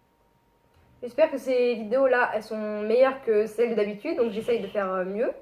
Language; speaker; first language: French; native; French